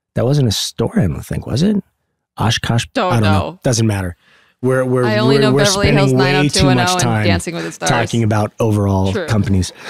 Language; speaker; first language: English; native; English